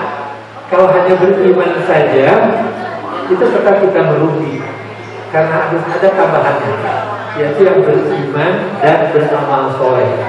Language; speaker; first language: Indonesian; non-native, local second language; Sundanese